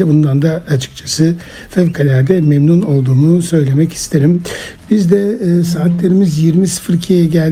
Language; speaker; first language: Turkish; native; Turkish